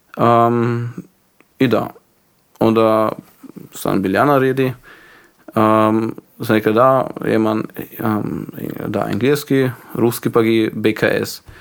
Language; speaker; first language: Slovenian; non-native, learner; Croatian